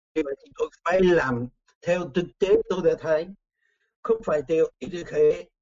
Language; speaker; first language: Vietnamese; non-native, fluent; French